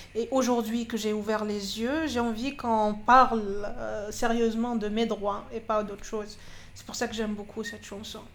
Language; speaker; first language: French; non-native, local second language; Arabic